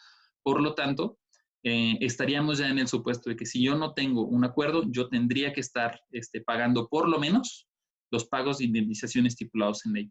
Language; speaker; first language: Spanish; native; Spanish